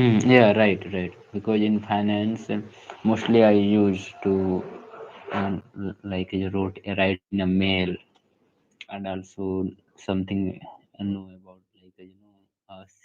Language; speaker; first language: English; non-native, local second language; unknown